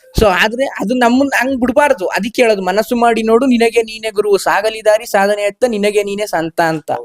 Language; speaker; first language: Kannada; native; Kannada